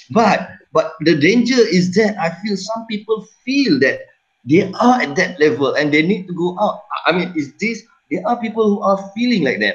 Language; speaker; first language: English; non-native, local second language; Malay